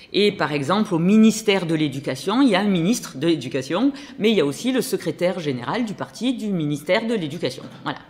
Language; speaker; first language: French; native; French